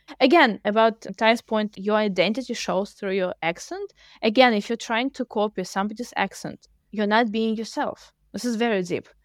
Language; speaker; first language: English; non-native, fluent; Russian